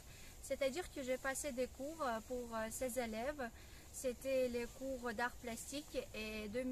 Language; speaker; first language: French; non-native, fluent; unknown